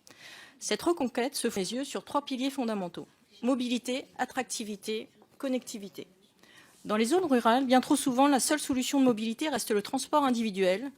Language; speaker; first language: French; native; French